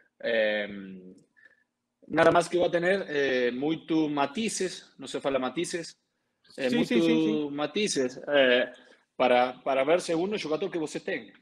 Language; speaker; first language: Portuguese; non-native, learner; Spanish